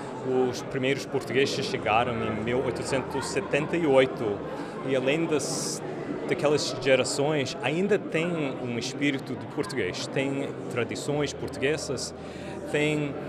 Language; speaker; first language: Portuguese; early bilingual, heritage; English